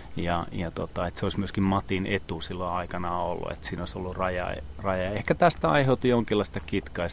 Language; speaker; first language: Finnish; native; Finnish